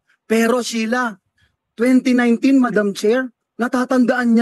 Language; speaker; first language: Filipino; native; Filipino